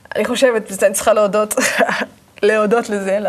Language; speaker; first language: Hebrew; native; Hebrew